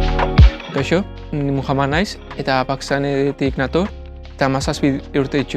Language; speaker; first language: Basque; early bilingual, other home language; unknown